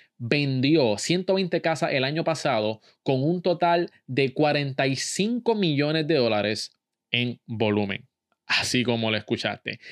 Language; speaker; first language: Spanish; native; Spanish